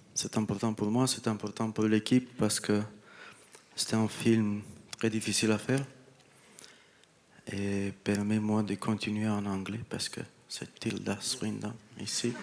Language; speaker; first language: French; non-native, fluent; Romanian